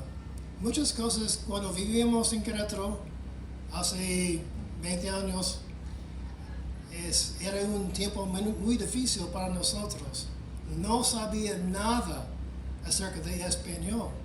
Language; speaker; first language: Spanish; non-native, fluent; English